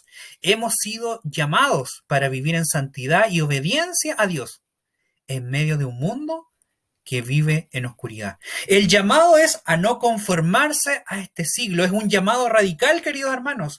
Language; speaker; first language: Spanish; native; Spanish